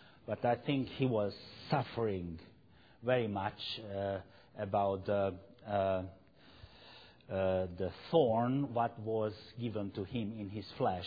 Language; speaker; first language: English; non-native, fluent; Hungarian